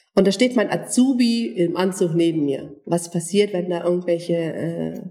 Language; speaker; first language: German; non-native, fluent; Turkish